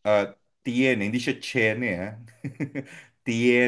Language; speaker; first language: Spanish; non-native, fluent; Filipino